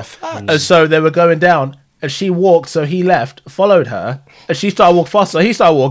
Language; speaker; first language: English; native; English